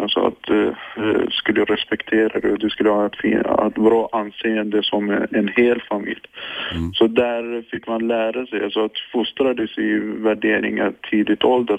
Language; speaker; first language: Swedish; non-native, fluent; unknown